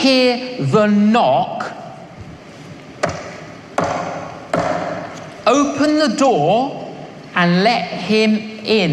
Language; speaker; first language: English; native; English